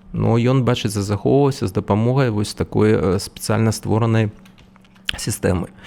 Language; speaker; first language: Belarusian; non-native, local second language; Russian